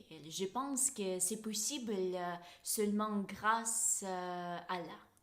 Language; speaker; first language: French; non-native, fluent; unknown